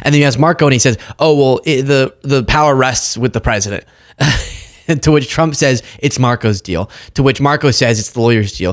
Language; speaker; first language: English; native; English